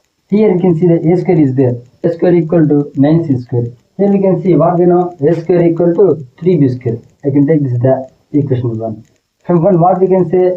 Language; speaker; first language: English; non-native, local second language; Telugu